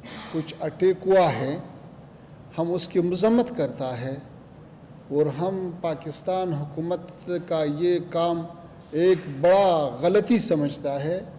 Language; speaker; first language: Hindi; non-native, fluent; Pashto